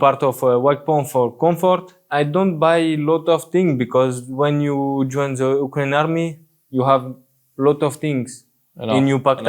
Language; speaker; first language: English; non-native, learner; French